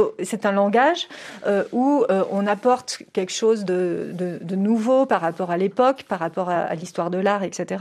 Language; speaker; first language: French; native; French